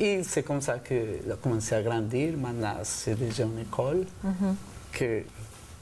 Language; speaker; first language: French; non-native, fluent; Spanish